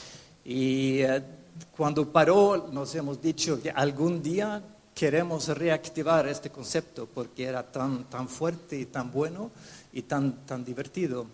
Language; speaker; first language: Spanish; non-native, fluent; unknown